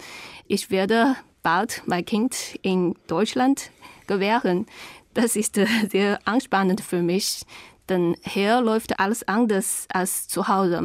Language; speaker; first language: German; non-native, fluent; Chinese